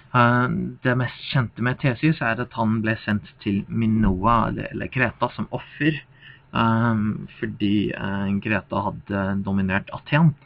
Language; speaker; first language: Norwegian; non-native, fluent; English